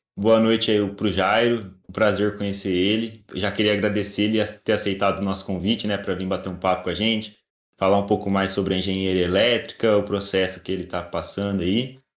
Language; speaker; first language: Portuguese; native; Portuguese